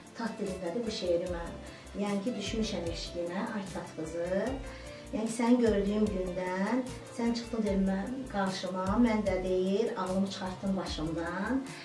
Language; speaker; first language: Azerbaijani; non-native, local second language; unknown